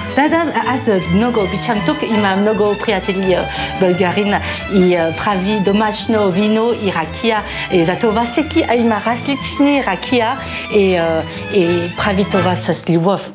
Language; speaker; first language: Bulgarian; non-native, learner; French